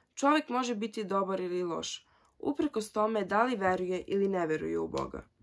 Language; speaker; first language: Serbian; early bilingual, heritage; Serbian